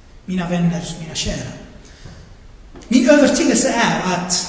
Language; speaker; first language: Swedish; non-native, fluent; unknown